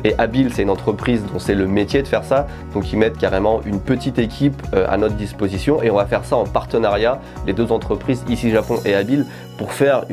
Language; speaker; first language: French; native; French